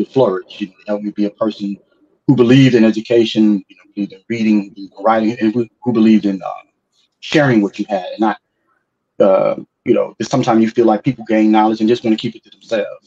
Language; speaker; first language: English; native; English